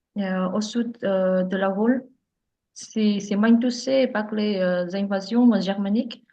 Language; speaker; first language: French; non-native, learner; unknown